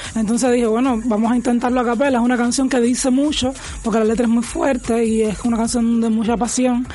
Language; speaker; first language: Spanish; native; Spanish